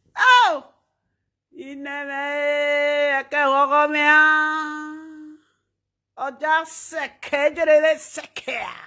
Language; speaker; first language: Nigerian Pidgin; non-native, local second language; Esan